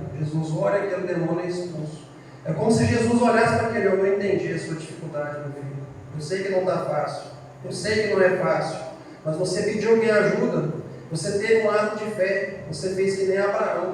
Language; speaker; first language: Portuguese; native; Portuguese